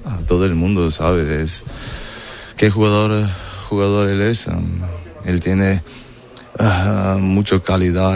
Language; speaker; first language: Spanish; non-native, learner; German